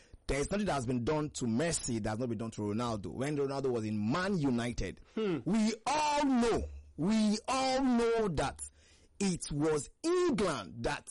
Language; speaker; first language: English; non-native, local second language; Hausa